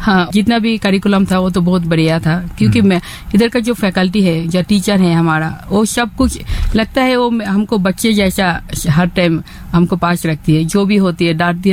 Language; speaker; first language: Hindi; non-native, fluent; Bangla